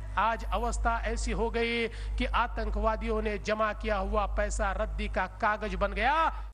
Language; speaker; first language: Hindi; non-native, local second language; Marathi